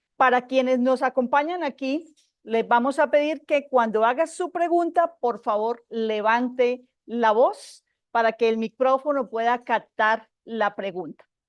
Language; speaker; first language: Spanish; native; Spanish